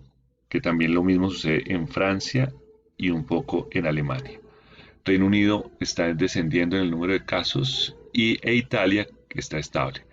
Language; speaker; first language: Spanish; native; Spanish